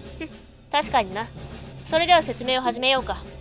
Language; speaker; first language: Japanese; native; Japanese